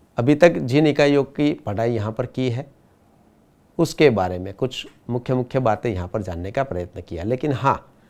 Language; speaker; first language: Hindi; non-native, local second language; Gujarati